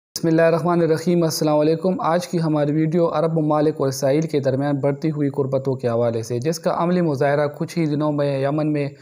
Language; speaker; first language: Urdu; non-native, local second language; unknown